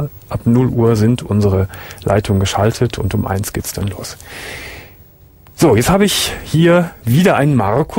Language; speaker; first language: German; native; German